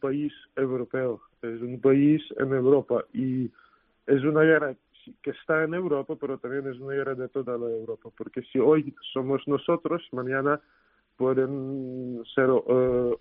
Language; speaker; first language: Spanish; non-native, fluent; Ukrainian